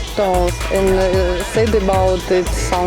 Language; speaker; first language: English; non-native, learner; Russian